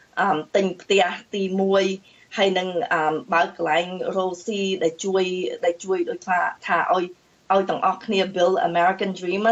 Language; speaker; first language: Khmer; early bilingual, heritage; Khmer